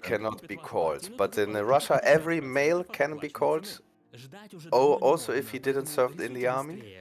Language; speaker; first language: English; non-native, fluent; German